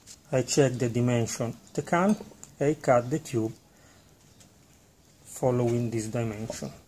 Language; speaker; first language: English; non-native, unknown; Italian